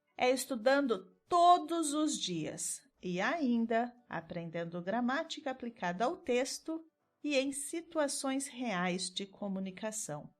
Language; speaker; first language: Portuguese; native; Portuguese